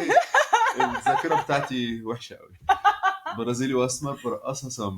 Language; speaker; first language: Arabic; native; Arabic